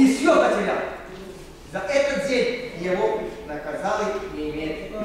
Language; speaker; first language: Russian; non-native, learner; Serbian